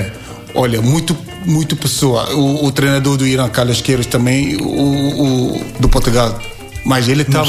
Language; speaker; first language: Portuguese; non-native, learner; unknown